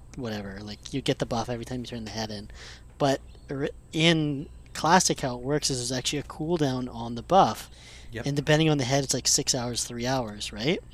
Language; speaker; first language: English; native; English